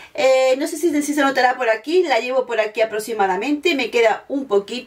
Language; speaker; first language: Spanish; native; Spanish